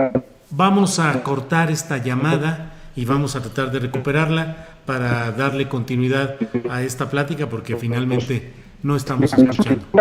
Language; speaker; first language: Spanish; native; Spanish